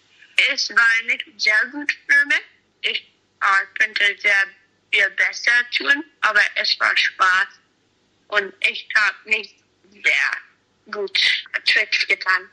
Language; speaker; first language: German; non-native, learner; English